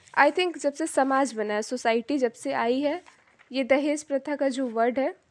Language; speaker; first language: Hindi; native; Hindi